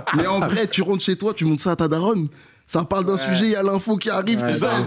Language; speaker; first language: French; native; French